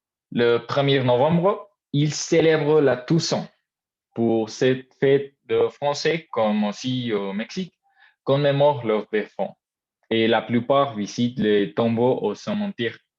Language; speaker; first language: French; non-native, learner; Spanish